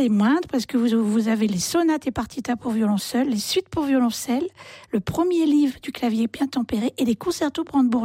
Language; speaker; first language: French; native; French